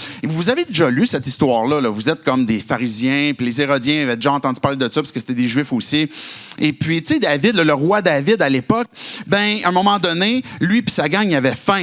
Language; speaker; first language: French; native; French